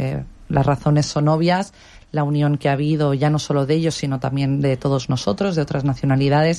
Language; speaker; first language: Spanish; native; Spanish